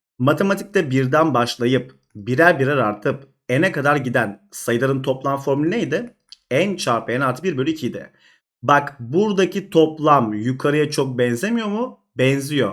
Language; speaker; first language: Turkish; native; Turkish